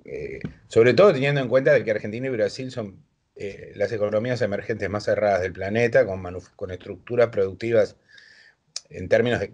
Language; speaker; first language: Spanish; native; Spanish